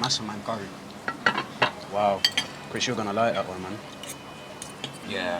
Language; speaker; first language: English; native; English